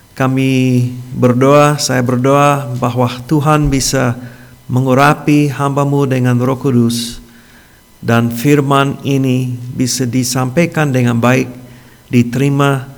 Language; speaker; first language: Indonesian; non-native, fluent; English